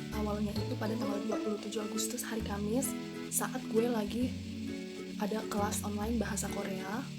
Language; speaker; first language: Indonesian; native; Indonesian